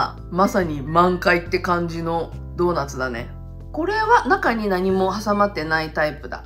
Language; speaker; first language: Japanese; native; Japanese